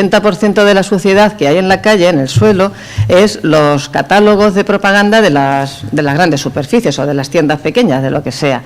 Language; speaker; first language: Spanish; native; Spanish